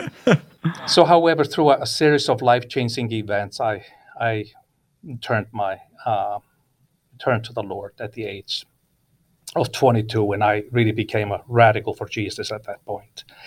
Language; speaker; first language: English; non-native, fluent; Icelandic